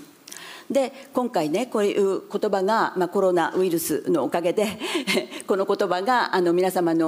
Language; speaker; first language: Japanese; native; Japanese